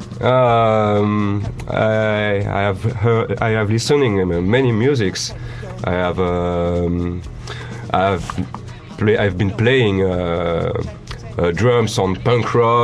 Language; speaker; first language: English; non-native, learner; French